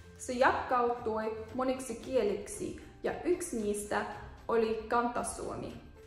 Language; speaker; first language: Finnish; non-native, learner; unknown